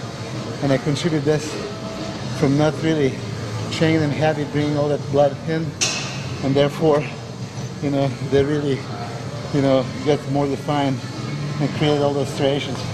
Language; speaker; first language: English; non-native, fluent; Serbian